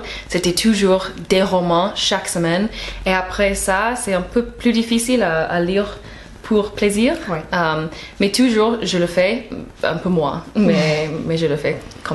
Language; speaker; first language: French; non-native, fluent; English